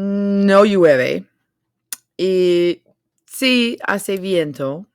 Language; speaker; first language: Spanish; non-native, fluent; English